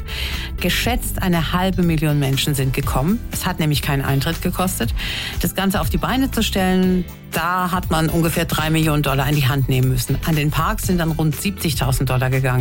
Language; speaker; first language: German; native; German